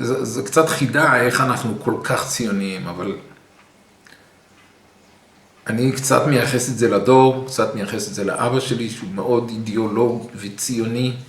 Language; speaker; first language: Hebrew; early bilingual, other home language; English